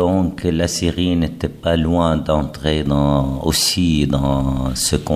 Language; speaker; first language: French; non-native, fluent; Arabic